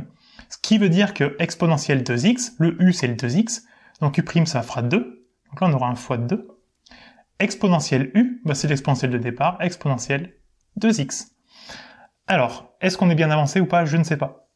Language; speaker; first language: French; native; French